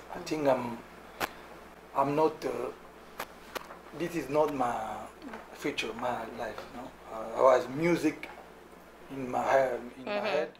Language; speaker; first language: English; non-native, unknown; Lingala